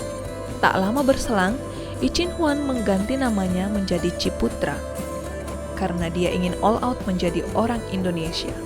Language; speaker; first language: Indonesian; native; Indonesian